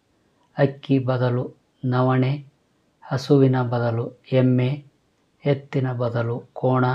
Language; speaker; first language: Kannada; native; Kannada